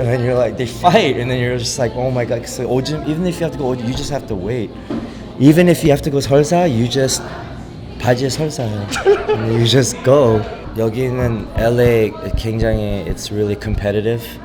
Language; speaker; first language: English; early bilingual, other home language; Korean